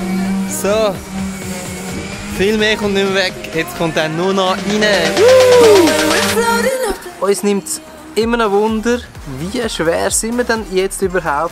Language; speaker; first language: German; native; German